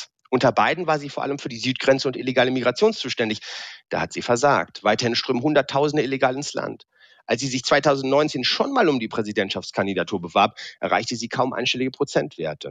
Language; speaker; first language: German; native; German